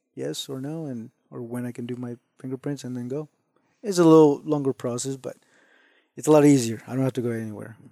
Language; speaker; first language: English; non-native, fluent; Spanish